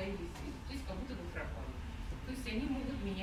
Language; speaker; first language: Russian; native; Russian